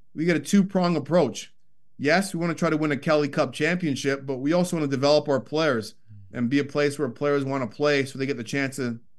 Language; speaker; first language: English; native; English